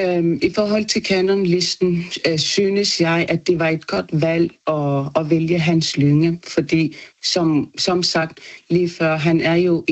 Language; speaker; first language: Danish; non-native, local second language; Kalaallisut